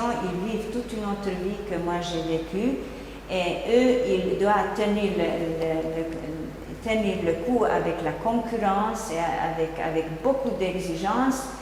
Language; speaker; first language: French; non-native, fluent; Hungarian